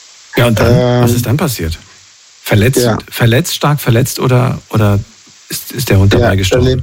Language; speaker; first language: German; native; German